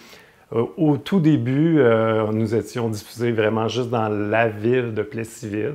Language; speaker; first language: French; native; French